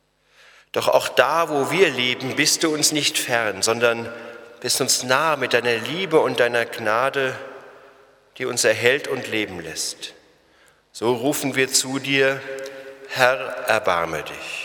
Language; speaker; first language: German; native; German